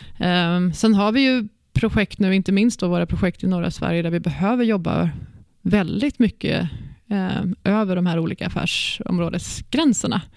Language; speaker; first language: Swedish; native; Swedish